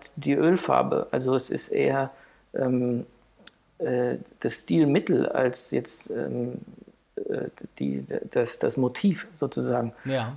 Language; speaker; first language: German; native; German